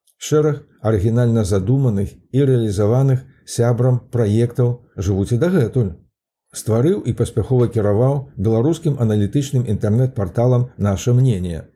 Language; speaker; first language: Belarusian; native; Belarusian